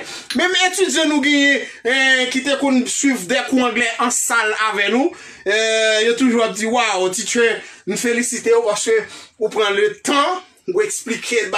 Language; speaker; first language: French; non-native, local second language; Haitian Creole